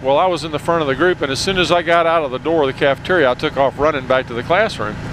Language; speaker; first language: English; native; English